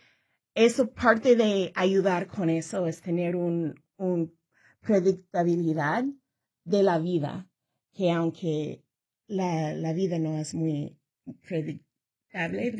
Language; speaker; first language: Spanish; early bilingual, heritage; Spanish